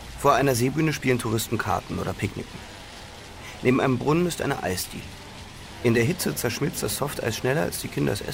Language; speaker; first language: German; native; German